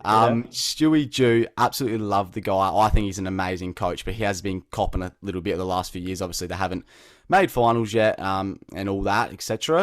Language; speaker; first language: English; native; English